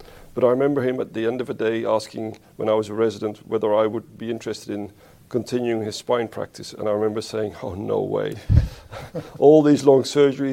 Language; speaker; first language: English; native; English